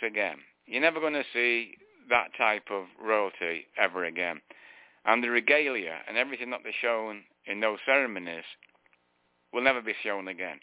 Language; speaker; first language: English; native; English